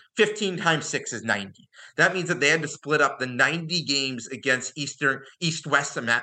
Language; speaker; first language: English; native; English